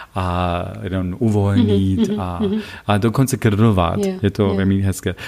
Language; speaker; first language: Czech; non-native, fluent; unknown